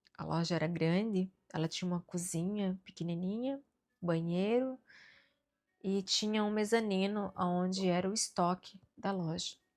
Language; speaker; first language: Portuguese; native; Portuguese